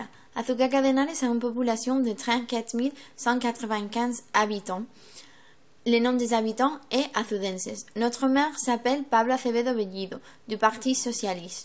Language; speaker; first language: French; non-native, learner; Spanish